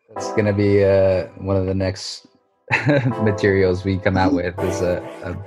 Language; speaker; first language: English; native; English